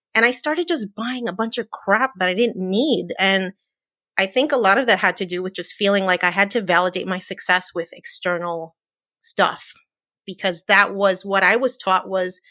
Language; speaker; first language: English; early bilingual, other home language; Spanish